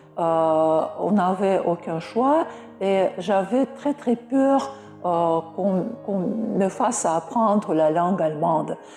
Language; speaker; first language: French; non-native, fluent; Russian